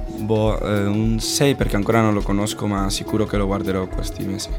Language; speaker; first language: Italian; non-native, learner; Spanish